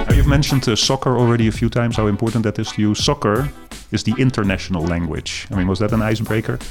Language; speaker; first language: English; non-native, fluent; Dutch